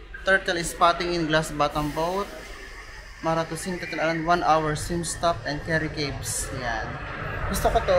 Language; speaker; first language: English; non-native, local second language; Filipino